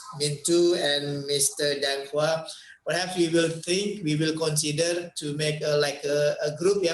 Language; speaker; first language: English; non-native, fluent; Indonesian